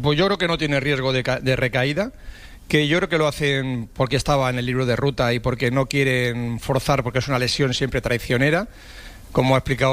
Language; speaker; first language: Spanish; native; Spanish